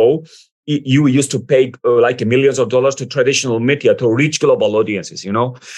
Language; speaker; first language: English; non-native, fluent; Georgian